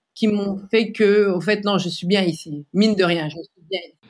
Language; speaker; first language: French; native; French